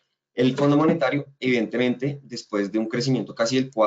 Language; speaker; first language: Spanish; native; Spanish